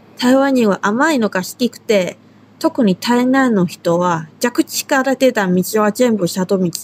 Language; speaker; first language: Japanese; non-native, fluent; Chinese